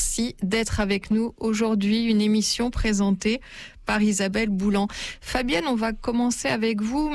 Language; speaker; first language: French; native; French